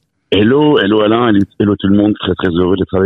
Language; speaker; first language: French; native; French